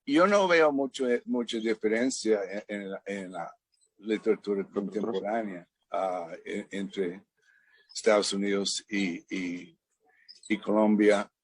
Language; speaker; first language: Spanish; non-native, fluent; English